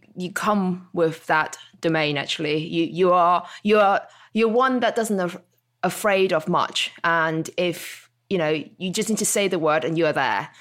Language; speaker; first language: English; non-native, local second language; Cantonese